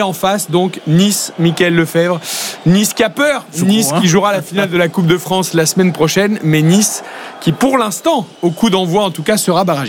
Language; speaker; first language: French; native; French